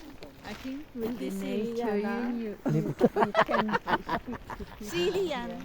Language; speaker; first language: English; non-native, local second language; Filipino